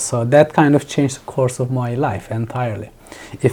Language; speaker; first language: English; non-native, fluent; Turkish